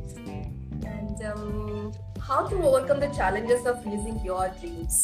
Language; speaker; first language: English; non-native, local second language; Telugu